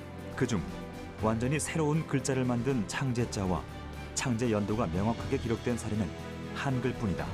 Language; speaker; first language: Korean; native; Korean